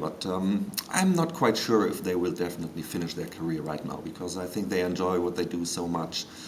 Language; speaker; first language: English; non-native, fluent; German